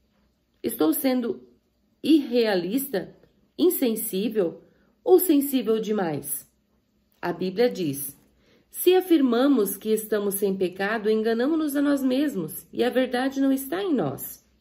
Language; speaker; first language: Portuguese; native; Portuguese